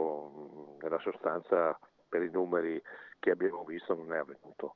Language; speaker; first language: Italian; native; Italian